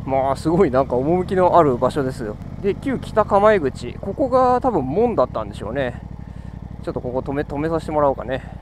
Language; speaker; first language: Japanese; native; Japanese